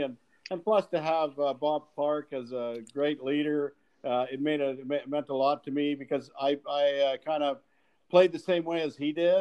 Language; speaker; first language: English; native; English